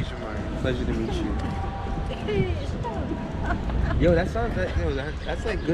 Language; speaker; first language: English; native; English